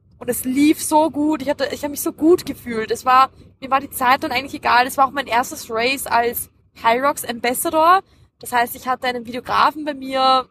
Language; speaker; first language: German; early bilingual, other home language; Dutch